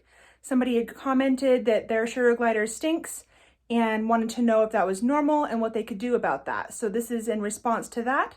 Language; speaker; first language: English; native; English